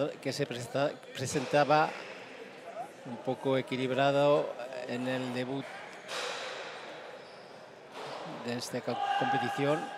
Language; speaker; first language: Spanish; non-native, fluent; French